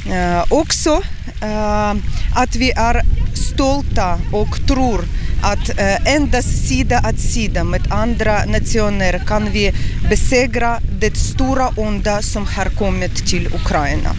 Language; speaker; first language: Swedish; non-native, learner; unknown